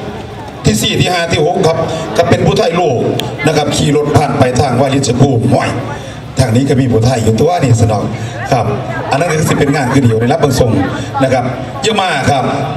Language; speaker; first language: Thai; non-native, local second language; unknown